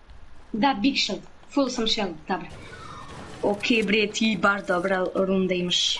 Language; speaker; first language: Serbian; early bilingual, heritage; Serbian